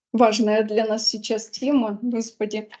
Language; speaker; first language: Russian; native; Russian